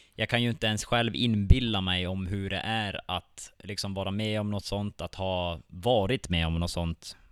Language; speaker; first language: Swedish; native; Swedish